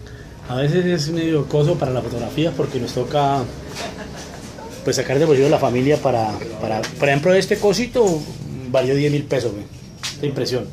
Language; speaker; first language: Spanish; native; Spanish